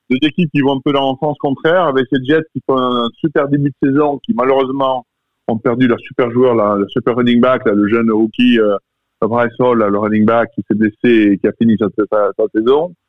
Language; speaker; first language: French; native; French